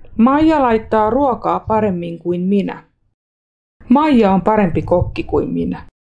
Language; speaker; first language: Finnish; non-native, fluent; Russian